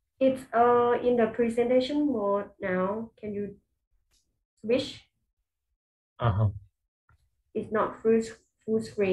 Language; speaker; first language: English; non-native, fluent; Thai